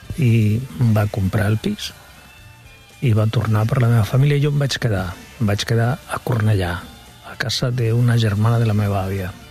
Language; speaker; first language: Catalan; non-native, local second language; Spanish